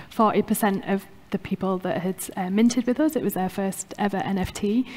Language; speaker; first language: English; native; English